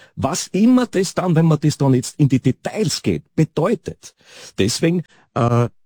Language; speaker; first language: German; native; German